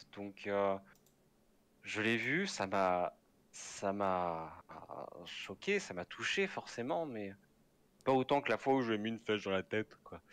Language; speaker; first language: French; native; French